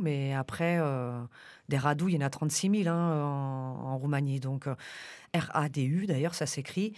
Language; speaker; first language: French; early bilingual, other home language; Romanian